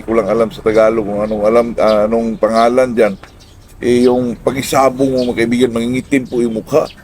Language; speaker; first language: Filipino; non-native, local second language; Cebuano